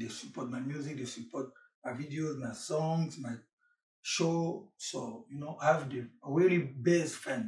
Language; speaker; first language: English; non-native, learner; French